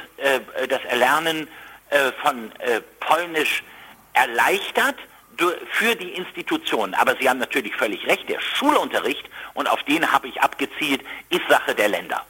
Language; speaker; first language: German; native; German